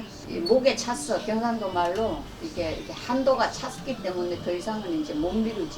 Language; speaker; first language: Korean; native; Korean